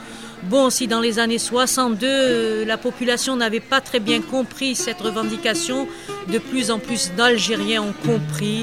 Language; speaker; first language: French; non-native, local second language; Kabyle